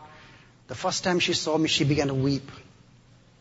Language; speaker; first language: English; non-native, local second language; Malayalam